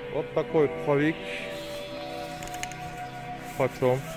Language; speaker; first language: Russian; non-native, learner; Turkish